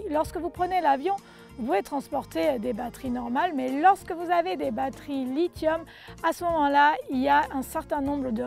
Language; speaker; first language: French; native; French